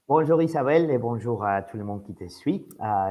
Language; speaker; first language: French; non-native, fluent; Spanish